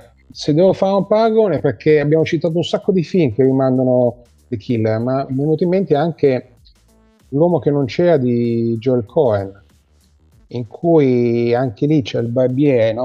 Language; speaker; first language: Italian; native; Italian